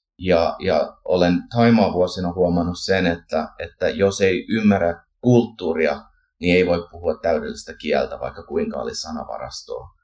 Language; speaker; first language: Finnish; early bilingual, heritage; Finnish